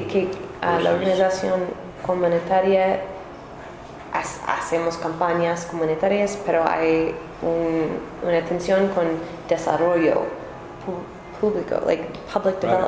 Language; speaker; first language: Spanish; non-native, learner; English